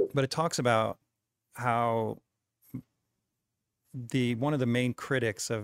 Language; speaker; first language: English; native; English